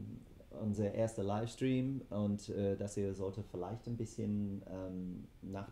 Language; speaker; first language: German; non-native, fluent; English